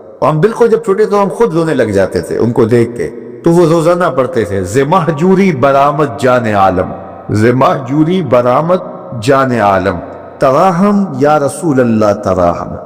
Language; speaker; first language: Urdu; non-native, local second language; Punjabi